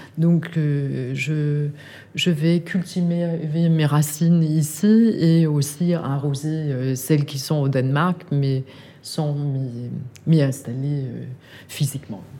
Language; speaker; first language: French; non-native, fluent; Danish